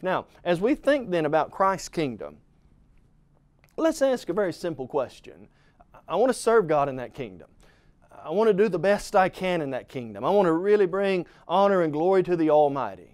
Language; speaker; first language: English; native; English